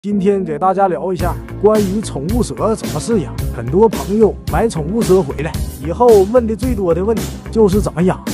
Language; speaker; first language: Chinese; native; Chinese